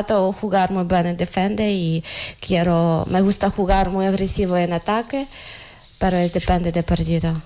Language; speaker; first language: Spanish; non-native, learner; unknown